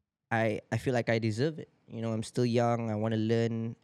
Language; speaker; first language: English; non-native, local second language; Malay